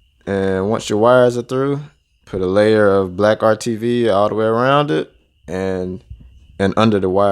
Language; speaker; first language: English; native; English